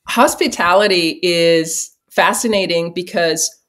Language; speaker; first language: English; non-native, fluent; Czech